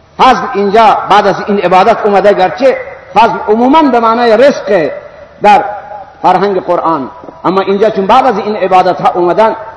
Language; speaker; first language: Persian; non-native, local second language; Baluchi